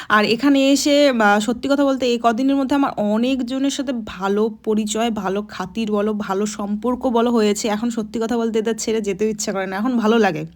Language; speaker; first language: Bangla; native; Bangla